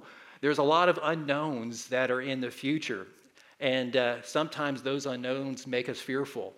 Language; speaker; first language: English; native; English